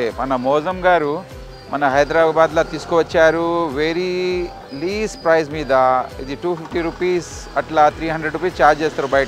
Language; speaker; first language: Telugu; non-native, local second language; Urdu